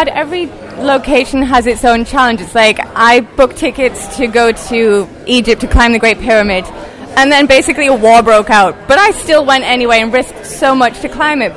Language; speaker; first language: English; native; English